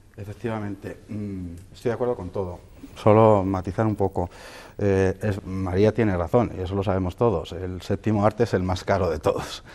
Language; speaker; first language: Spanish; native; Spanish